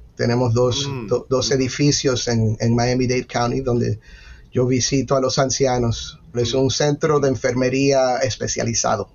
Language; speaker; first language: Spanish; early bilingual, heritage; Spanish